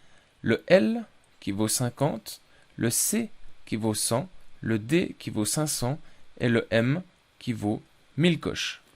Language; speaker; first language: French; native; French